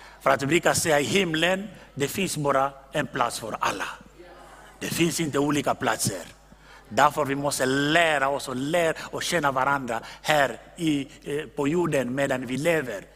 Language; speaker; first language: Swedish; non-native, fluent; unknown